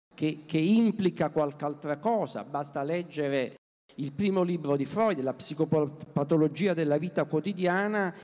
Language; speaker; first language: Italian; native; Italian